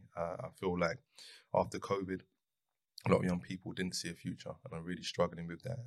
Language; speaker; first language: English; native; English